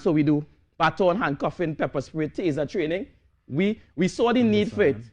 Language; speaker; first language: English; native; English